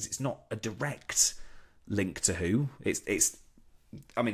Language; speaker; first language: English; native; English